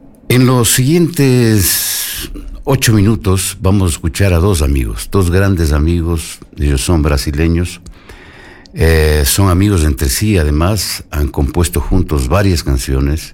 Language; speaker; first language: Spanish; native; Spanish